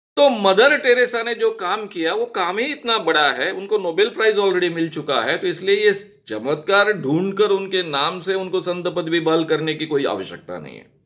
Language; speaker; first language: Hindi; non-native, local second language; Marathi